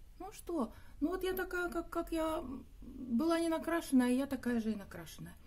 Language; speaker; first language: Russian; native; Russian